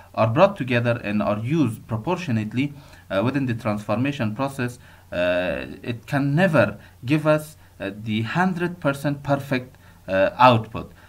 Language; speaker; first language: English; non-native, fluent; Persian